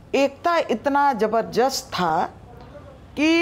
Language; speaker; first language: Hindi; non-native, local second language; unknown